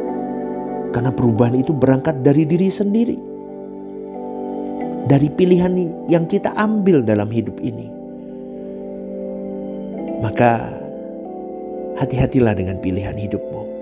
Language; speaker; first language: Indonesian; native; Indonesian